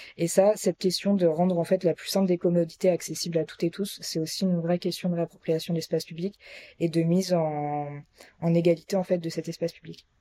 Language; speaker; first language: French; native; French